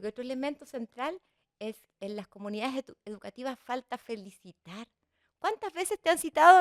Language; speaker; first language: Spanish; native; Spanish